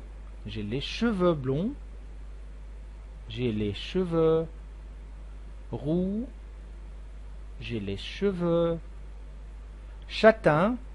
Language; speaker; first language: French; non-native, fluent; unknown